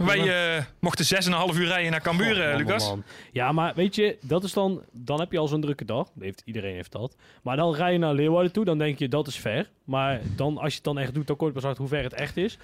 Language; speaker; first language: Dutch; native; Dutch